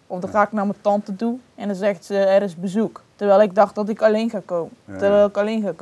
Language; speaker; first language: Dutch; early bilingual, other home language; Turkish